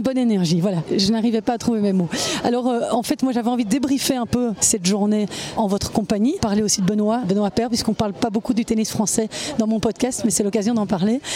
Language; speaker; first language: French; native; French